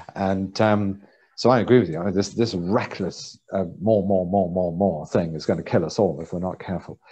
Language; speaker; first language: English; native; English